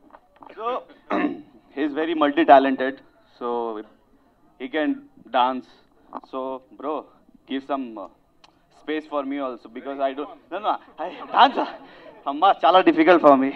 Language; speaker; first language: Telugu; non-native, learner; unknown